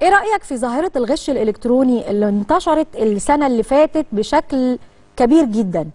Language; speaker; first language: Arabic; native; Arabic